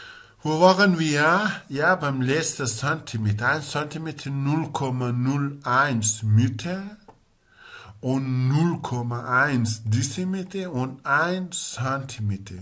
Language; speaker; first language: German; non-native, learner; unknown